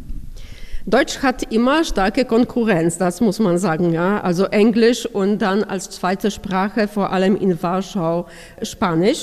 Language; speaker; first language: German; non-native, fluent; Polish